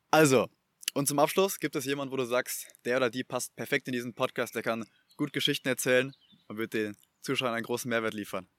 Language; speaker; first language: German; native; German